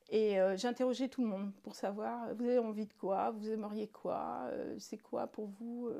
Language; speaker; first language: French; native; French